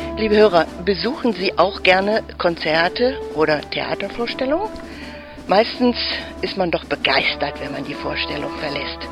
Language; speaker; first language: German; native; German